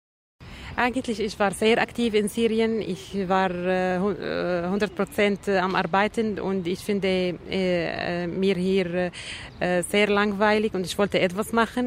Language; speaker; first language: German; non-native, learner; Arabic